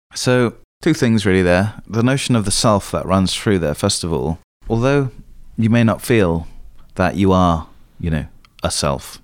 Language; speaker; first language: English; native; English